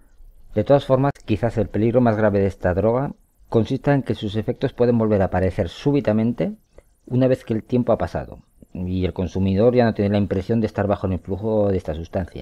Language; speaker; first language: Spanish; native; Spanish